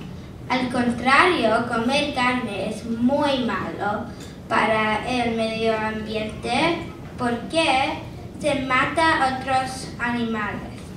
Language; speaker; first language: Spanish; non-native, learner; English